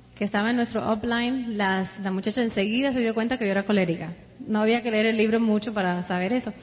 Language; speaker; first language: Spanish; early bilingual, heritage; Spanish